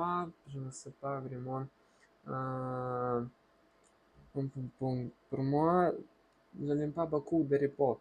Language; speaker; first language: French; non-native, learner; Russian